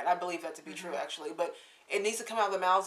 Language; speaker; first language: English; native; English